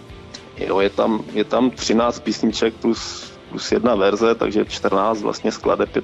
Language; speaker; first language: Czech; native; Czech